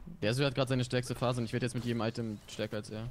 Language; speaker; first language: German; native; German